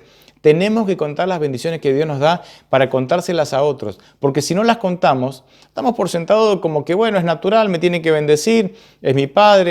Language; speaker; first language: Spanish; native; Spanish